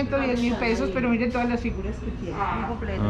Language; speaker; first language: Spanish; native; Spanish